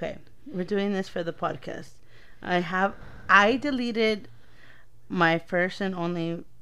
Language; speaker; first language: English; early bilingual, other home language; Spanish